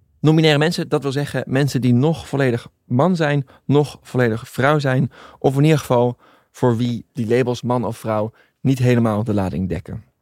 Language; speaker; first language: Dutch; native; Dutch